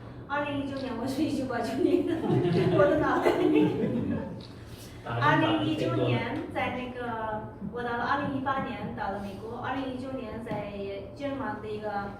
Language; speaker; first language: Chinese; non-native, local second language; Uyghur